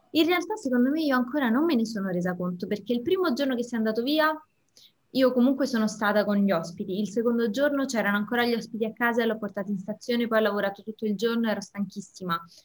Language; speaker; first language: Italian; native; Italian